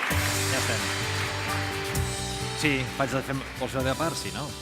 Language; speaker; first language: Catalan; native; Catalan